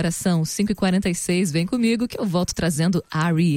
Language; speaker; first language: Portuguese; native; Portuguese